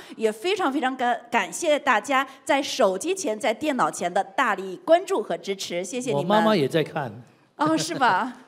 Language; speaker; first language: Chinese; native; Chinese